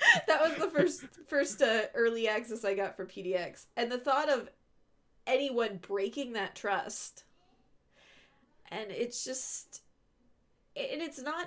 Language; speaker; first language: English; native; English